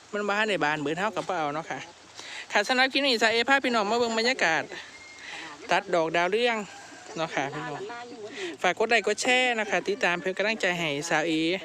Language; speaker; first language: Thai; native; Thai